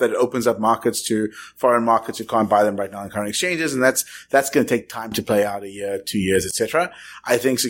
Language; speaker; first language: English; native; English